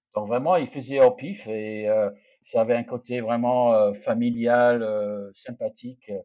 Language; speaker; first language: French; non-native, fluent; English